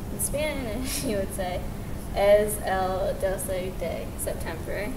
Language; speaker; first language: Spanish; non-native, learner; English